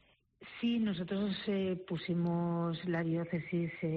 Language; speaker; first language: Spanish; native; Spanish